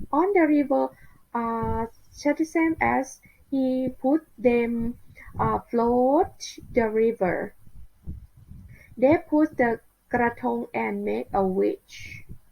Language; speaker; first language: English; non-native, learner; Thai